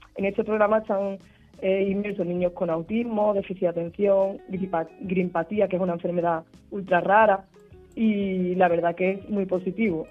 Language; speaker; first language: Spanish; native; Spanish